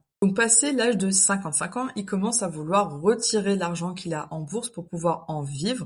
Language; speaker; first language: French; native; French